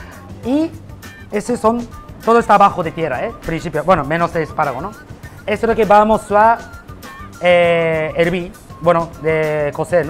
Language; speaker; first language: Spanish; non-native, learner; Japanese